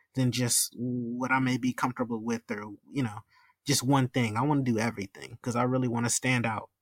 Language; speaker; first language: English; native; English